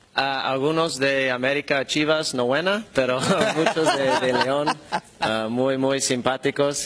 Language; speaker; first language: Spanish; non-native, fluent; English